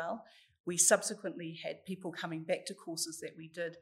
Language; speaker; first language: English; native; English